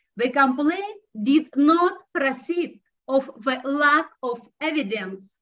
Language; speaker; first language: English; non-native, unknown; Russian